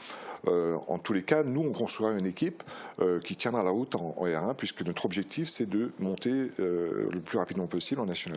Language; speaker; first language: French; native; French